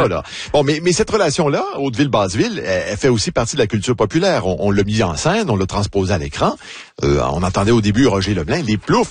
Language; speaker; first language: French; native; French